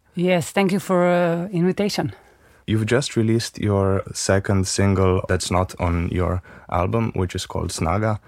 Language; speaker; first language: English; non-native, fluent; Macedonian